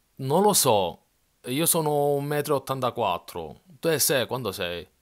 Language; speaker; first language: Italian; native; Italian